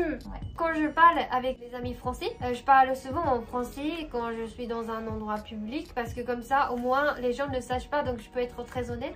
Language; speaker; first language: French; non-native, fluent; Japanese